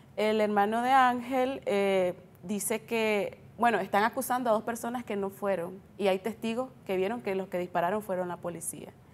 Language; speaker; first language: Spanish; native; Spanish